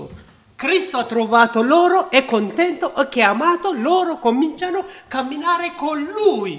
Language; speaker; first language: Italian; non-native, learner; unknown